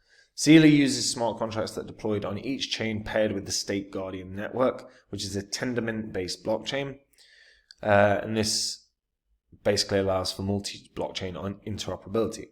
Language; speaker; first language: English; native; English